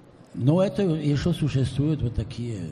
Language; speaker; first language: Russian; non-native, fluent; French